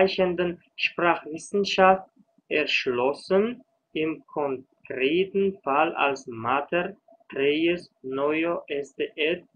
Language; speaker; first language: German; non-native, fluent; Uzbek